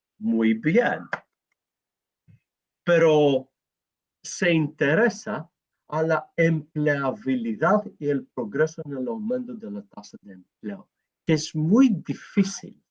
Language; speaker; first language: Spanish; non-native, learner; Greek